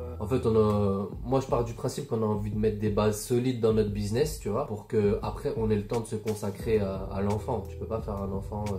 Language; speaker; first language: French; native; French